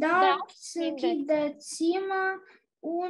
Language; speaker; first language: German; non-native, learner; Ukrainian